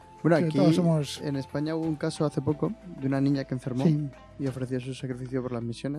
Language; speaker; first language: Spanish; native; Spanish